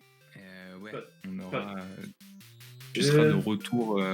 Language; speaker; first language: French; native; French